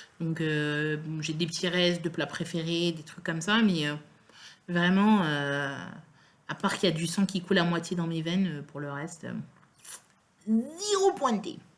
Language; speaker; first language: French; native; French